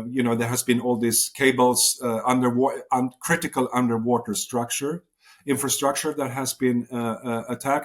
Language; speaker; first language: English; non-native, fluent; Swedish